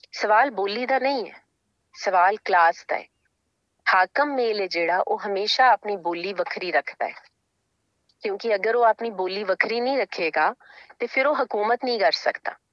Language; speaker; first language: Punjabi; native; Punjabi